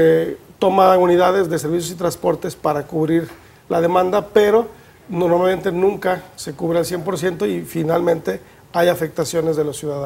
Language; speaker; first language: Spanish; native; Spanish